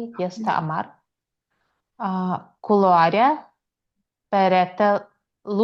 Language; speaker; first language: Romanian; non-native, learner; Russian